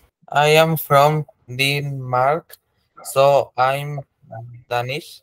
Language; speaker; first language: English; non-native, learner; Spanish